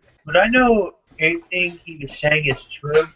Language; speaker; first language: English; native; English